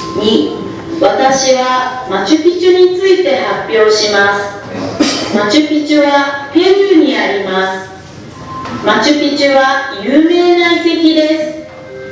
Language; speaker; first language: Japanese; non-native, learner; Indonesian